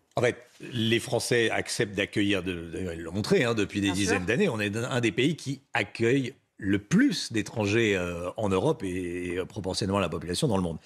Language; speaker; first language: French; native; French